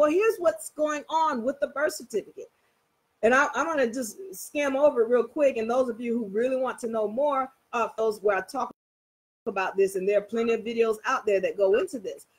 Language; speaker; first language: English; native; English